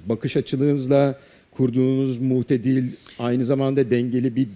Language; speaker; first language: Turkish; native; Turkish